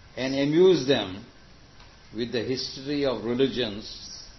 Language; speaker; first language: English; non-native, local second language; Gujarati